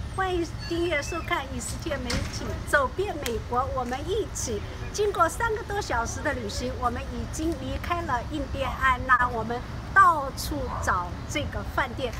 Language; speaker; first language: Chinese; native; Chinese